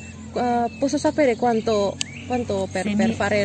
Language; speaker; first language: Italian; non-native, learner; Indonesian